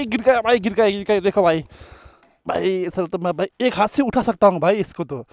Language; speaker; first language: Hindi; non-native, learner; Nepali